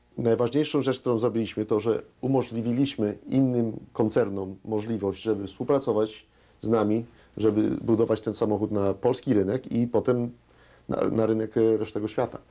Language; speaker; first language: Polish; early bilingual, heritage; Polish